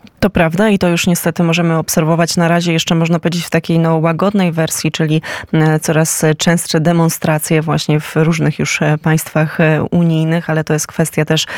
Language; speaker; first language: Polish; native; Polish